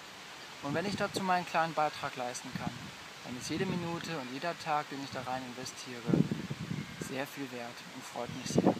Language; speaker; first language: German; native; German